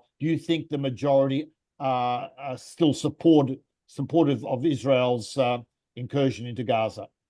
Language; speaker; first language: English; native; English